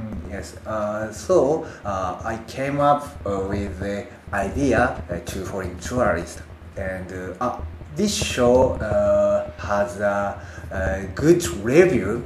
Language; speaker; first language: English; non-native, learner; Japanese